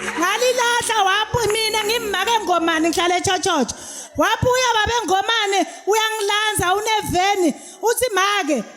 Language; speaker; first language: Zulu; non-native, local second language; Swati